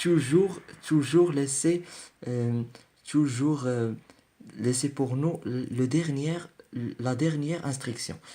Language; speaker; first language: French; non-native, learner; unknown